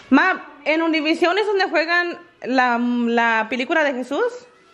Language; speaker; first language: Spanish; early bilingual, heritage; Spanish